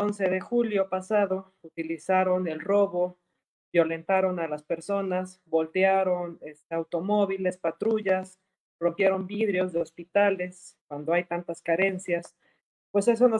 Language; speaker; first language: Spanish; native; Spanish